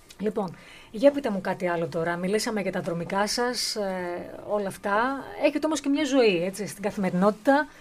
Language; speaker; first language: Greek; native; Greek